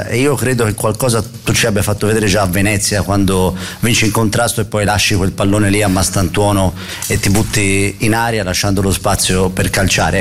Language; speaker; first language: Italian; native; Italian